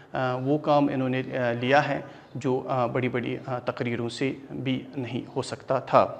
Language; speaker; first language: Urdu; non-native, local second language; Kashmiri